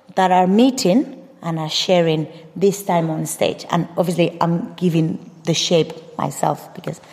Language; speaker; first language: English; non-native, fluent; Spanish